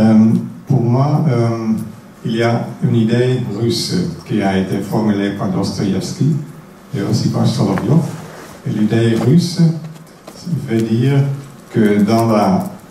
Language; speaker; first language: French; non-native, fluent; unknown